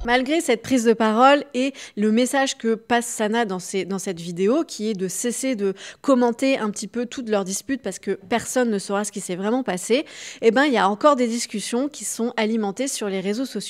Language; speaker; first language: French; native; French